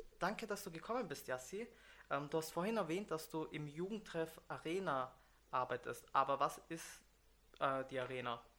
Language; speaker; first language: German; native; German